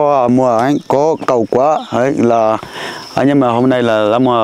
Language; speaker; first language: Vietnamese; non-native, learner; Portuguese